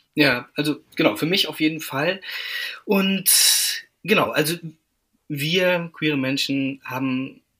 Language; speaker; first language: German; native; German